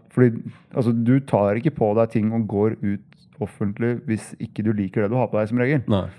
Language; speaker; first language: Norwegian; native; Norwegian